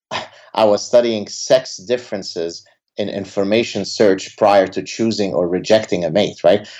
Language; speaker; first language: English; early bilingual, other home language; Arabic